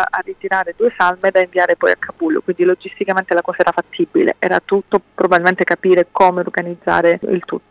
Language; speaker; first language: Italian; native; Italian